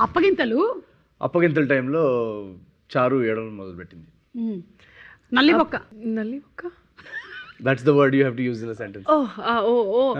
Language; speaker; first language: Telugu; native; Telugu